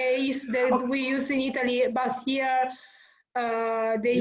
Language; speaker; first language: English; non-native, learner; Italian